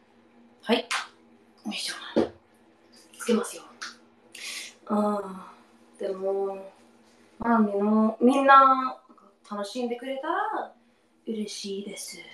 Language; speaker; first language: Japanese; non-native, learner; English